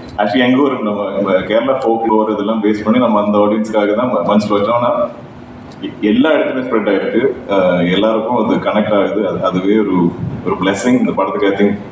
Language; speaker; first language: Tamil; non-native, local second language; Malayalam